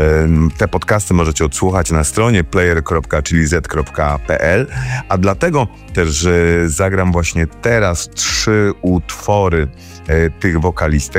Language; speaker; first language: Polish; native; Polish